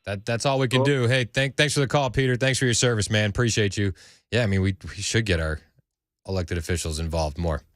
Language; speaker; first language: English; native; English